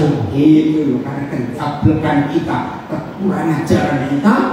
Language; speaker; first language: Indonesian; native; Indonesian